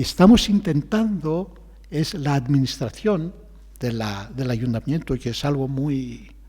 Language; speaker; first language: Spanish; non-native, fluent; Greek